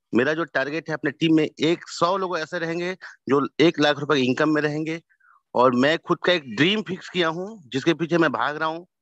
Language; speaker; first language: Hindi; native; Hindi